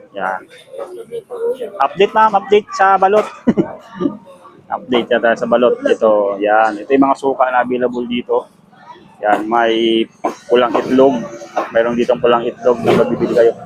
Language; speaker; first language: Filipino; non-native, local second language; Masbatenyo